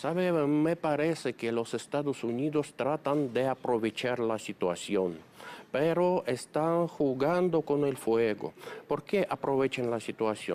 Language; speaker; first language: Spanish; non-native, fluent; Russian